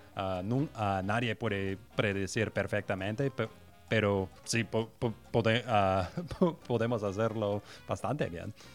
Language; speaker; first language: Spanish; non-native, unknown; English